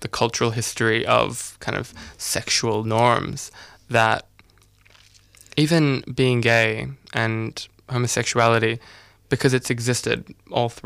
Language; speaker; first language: English; native; English